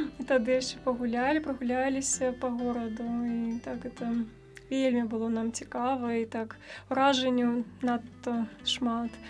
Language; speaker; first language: Belarusian; native; Belarusian